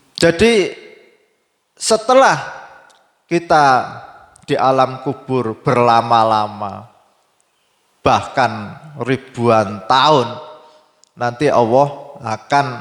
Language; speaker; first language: Indonesian; native; Indonesian